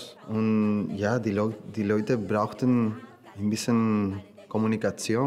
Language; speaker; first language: German; non-native, fluent; Spanish